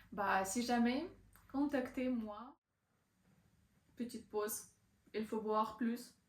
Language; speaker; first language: French; non-native, learner; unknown